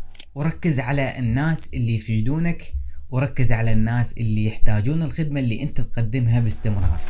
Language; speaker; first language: Arabic; native; Arabic